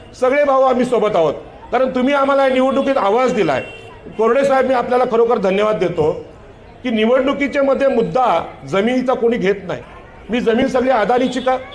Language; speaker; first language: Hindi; non-native, local second language; Marathi